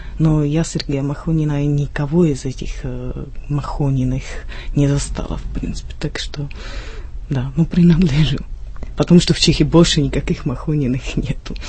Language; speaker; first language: Russian; non-native, fluent; Czech